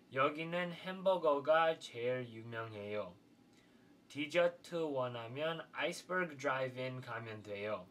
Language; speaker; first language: Korean; non-native, fluent; English